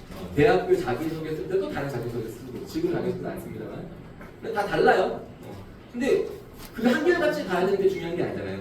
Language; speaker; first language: Korean; native; Korean